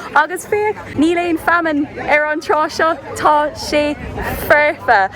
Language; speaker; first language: Irish; non-native, local second language; English